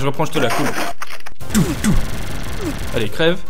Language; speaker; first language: French; native; French